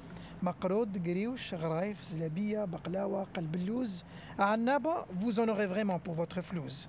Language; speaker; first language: French; non-native, local second language; Arabic